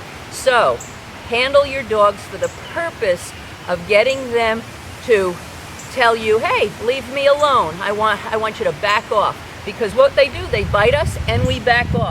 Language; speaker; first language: English; native; English